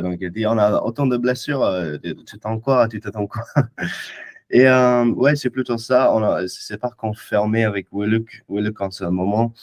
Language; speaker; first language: French; non-native, fluent; English